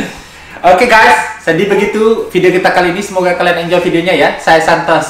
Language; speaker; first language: Indonesian; non-native, local second language; Javanese